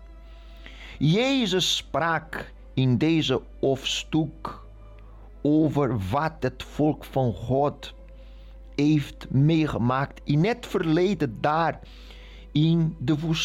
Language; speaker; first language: Dutch; non-native, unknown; Portuguese